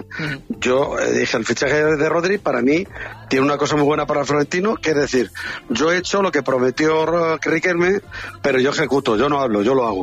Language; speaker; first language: Spanish; native; Spanish